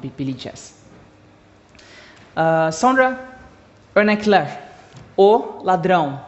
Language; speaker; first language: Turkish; non-native, learner; Portuguese